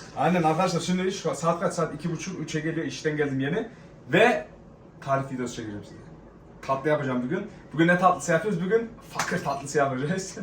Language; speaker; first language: Turkish; early bilingual, heritage; Turkish